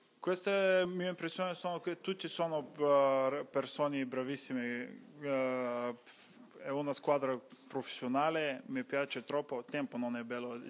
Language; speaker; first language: Italian; non-native, learner; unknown